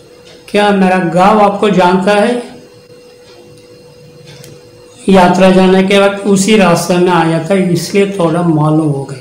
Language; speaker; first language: Hindi; non-native, local second language; Tamil